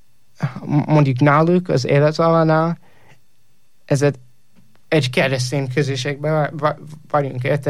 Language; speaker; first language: Hungarian; non-native, learner; English